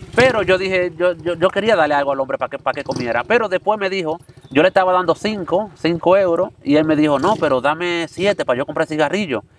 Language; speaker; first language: Spanish; native; Spanish